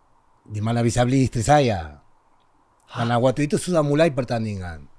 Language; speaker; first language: Indonesian; non-native, learner; Spanish